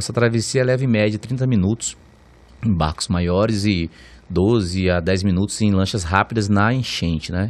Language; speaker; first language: Portuguese; native; Portuguese